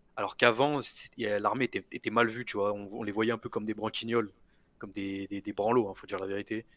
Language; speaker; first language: French; native; French